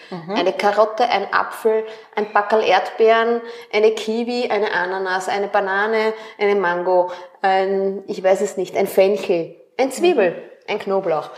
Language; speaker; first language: German; early bilingual, other home language; Spanish